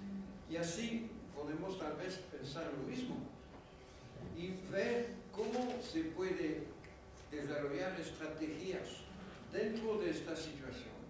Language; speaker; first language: Spanish; non-native, fluent; French